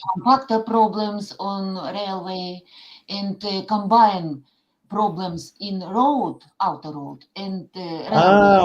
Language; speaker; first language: English; non-native, learner; Ukrainian